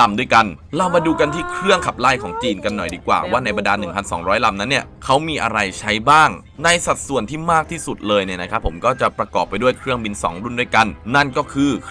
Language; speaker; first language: Thai; native; Thai